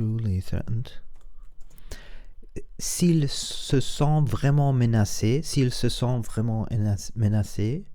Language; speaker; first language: French; non-native, learner; Spanish